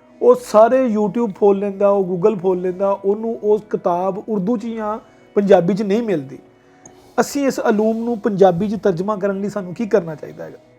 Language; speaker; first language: Punjabi; native; Punjabi